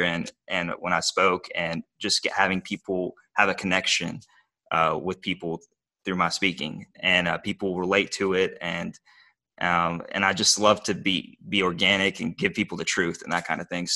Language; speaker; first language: English; early bilingual, other home language; Bosnian